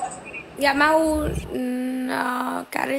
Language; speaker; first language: Indonesian; non-native, learner; Vietnamese